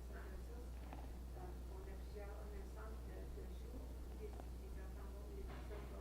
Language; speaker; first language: French; native; French